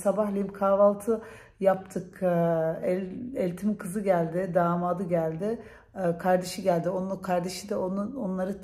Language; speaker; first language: Turkish; early bilingual, heritage; Turkish